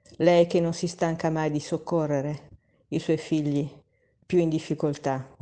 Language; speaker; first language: Italian; native; Italian